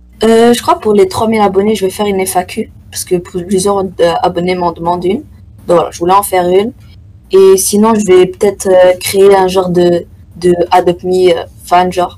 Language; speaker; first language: French; native; French